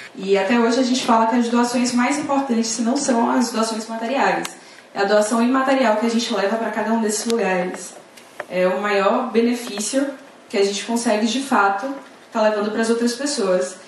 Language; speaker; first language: Portuguese; native; Portuguese